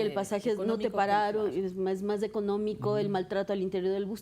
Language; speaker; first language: Spanish; native; Spanish